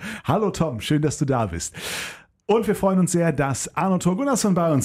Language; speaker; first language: German; native; German